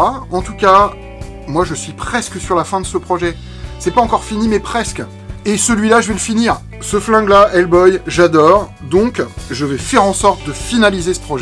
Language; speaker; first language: French; native; French